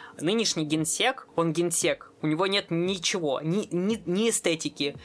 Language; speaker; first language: Russian; native; Russian